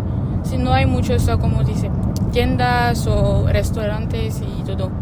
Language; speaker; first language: Spanish; non-native, learner; French